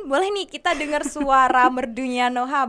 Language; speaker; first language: Indonesian; native; Indonesian